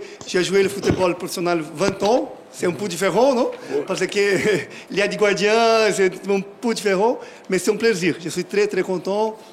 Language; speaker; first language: French; non-native, learner; Portuguese